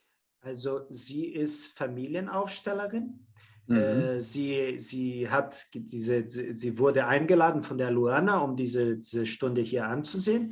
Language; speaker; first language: German; non-native, fluent; Portuguese